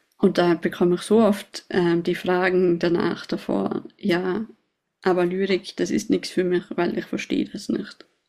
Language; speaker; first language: German; native; German